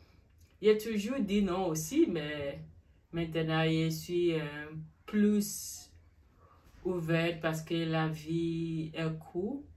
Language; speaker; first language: French; non-native, learner; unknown